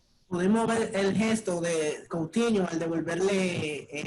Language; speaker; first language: Spanish; native; Spanish